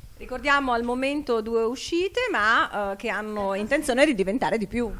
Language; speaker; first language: Italian; native; Italian